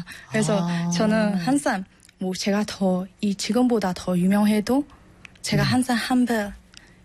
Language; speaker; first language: Korean; non-native, learner; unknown